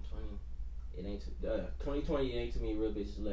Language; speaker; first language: English; native; English